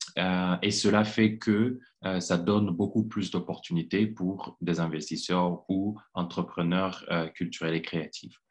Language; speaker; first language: French; non-native, local second language; Kinyarwanda